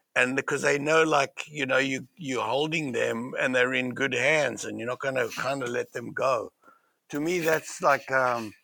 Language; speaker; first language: English; native; English